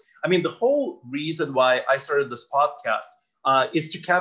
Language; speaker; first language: English; non-native, fluent; Ukrainian